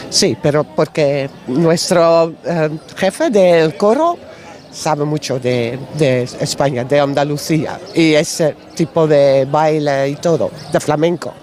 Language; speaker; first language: Spanish; non-native, learner; Dutch